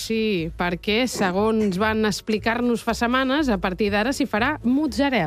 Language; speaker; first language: Catalan; native; Catalan